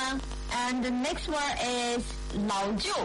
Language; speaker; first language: English; non-native, fluent; Chinese